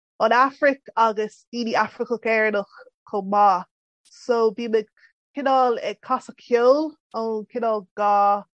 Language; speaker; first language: Irish; early bilingual, other home language; English